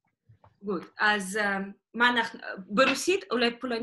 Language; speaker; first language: Hebrew; non-native, fluent; Russian